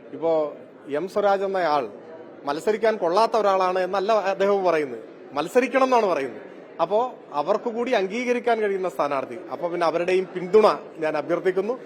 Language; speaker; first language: Malayalam; native; Malayalam